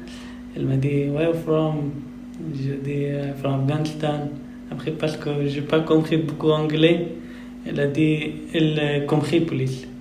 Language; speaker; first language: French; non-native, learner; Persian